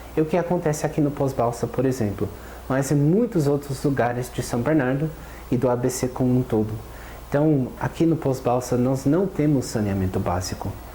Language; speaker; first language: Portuguese; non-native, fluent; English